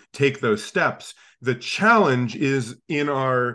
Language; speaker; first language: English; native; English